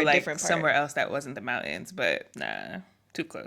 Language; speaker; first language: English; native; English